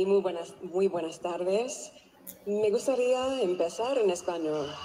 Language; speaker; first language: Spanish; non-native, learner; English